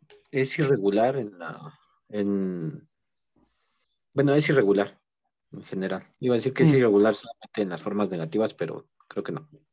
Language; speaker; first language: Spanish; native; Spanish